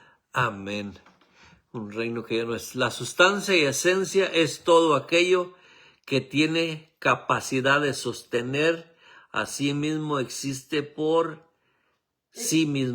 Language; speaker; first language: Spanish; native; Spanish